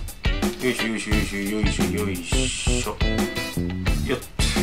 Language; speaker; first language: Japanese; native; Japanese